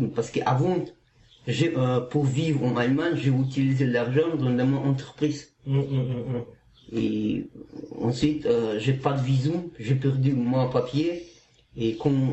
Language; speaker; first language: French; non-native, learner; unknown